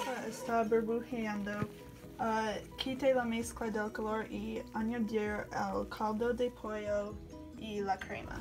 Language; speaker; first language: Spanish; non-native, learner; English